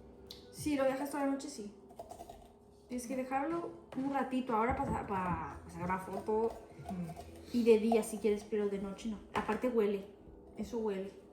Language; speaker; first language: Spanish; early bilingual, other home language; Portuguese